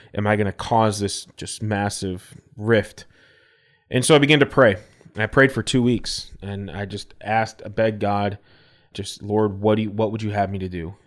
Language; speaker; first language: English; native; English